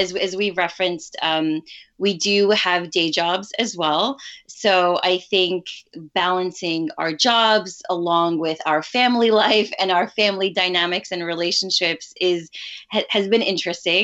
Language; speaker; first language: English; early bilingual, other home language; Urdu